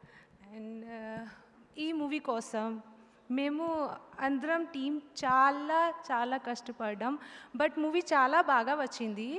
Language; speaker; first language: Telugu; non-native, learner; Hindi